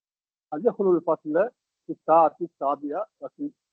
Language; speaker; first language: Arabic; non-native, learner; Tamil